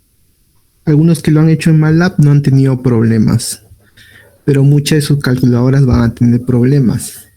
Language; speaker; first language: Spanish; native; Spanish